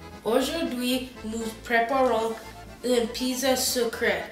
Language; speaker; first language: French; non-native, learner; English